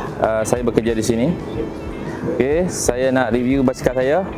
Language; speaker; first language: Malay; native; Malay